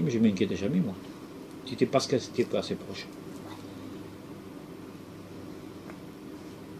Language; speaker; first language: French; native; French